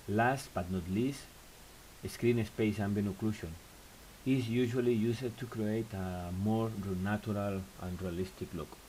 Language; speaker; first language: English; non-native, fluent; Spanish